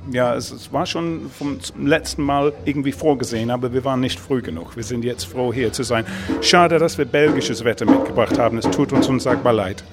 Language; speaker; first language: German; non-native, fluent; English